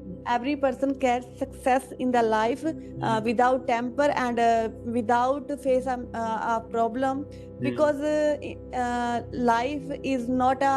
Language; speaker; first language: English; non-native, learner; Hindi